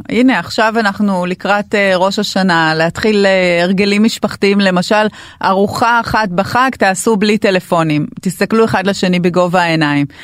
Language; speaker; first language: Hebrew; native; Hebrew